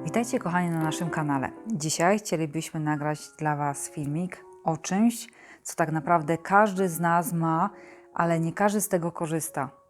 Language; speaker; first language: Polish; native; Polish